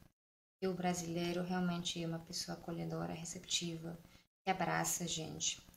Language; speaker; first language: Portuguese; non-native, fluent; Spanish